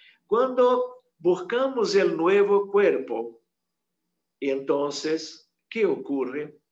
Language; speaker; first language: Spanish; non-native, fluent; Portuguese